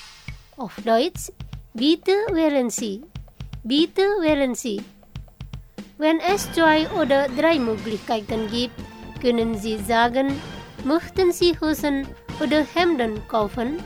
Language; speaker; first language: German; non-native, fluent; Indonesian